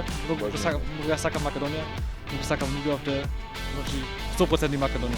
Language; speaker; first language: Macedonian; non-native, learner; German